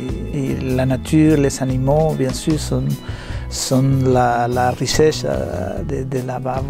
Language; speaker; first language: French; non-native, learner; Spanish